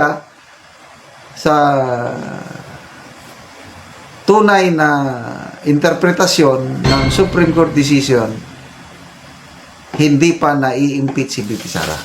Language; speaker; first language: Filipino; native; Filipino